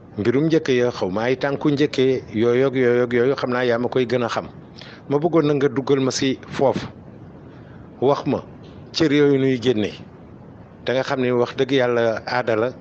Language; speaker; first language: Wolof; native; Wolof